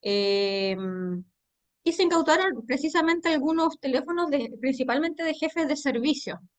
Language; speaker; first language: Spanish; native; Spanish